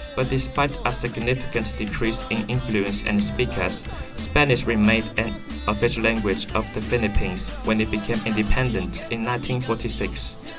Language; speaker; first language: English; non-native, fluent; Chinese